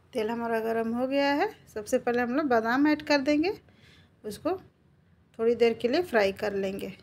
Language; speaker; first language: Hindi; native; Hindi